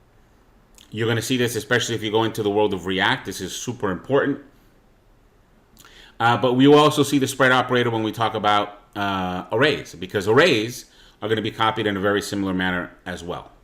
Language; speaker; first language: English; native; English